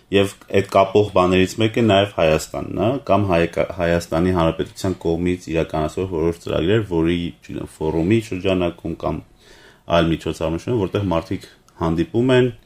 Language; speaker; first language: Armenian; native; Armenian